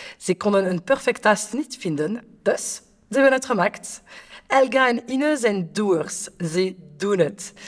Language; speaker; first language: Dutch; non-native, fluent; French